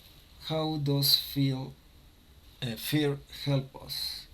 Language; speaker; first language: English; non-native, fluent; Spanish